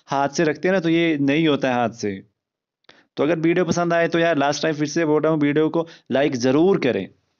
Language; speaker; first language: Hindi; non-native, local second language; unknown